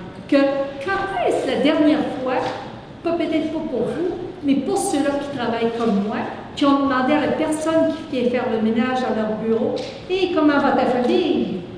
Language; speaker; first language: French; native; French